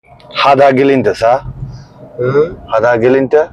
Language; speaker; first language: Arabic; non-native, learner; Bangla